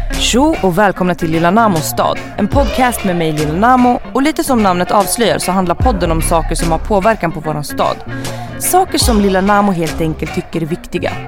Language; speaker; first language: Swedish; native; Swedish